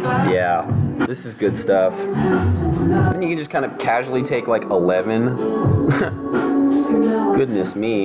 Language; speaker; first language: English; native; English